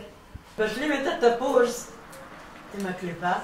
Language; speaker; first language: Hebrew; non-native, fluent; Arabic